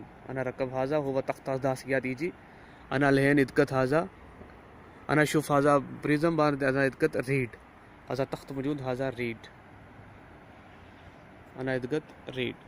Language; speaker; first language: Arabic; non-native, learner; Urdu